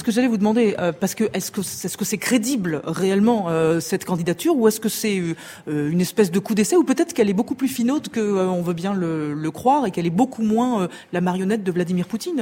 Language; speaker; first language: French; native; French